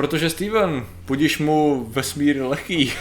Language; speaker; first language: Czech; native; Czech